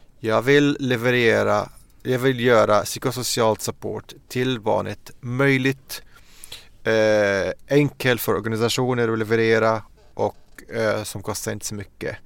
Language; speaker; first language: Swedish; non-native, fluent; Arabic